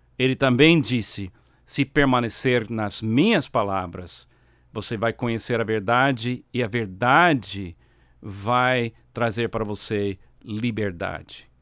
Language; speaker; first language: Portuguese; non-native, fluent; English